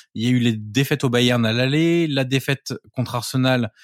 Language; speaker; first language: French; native; French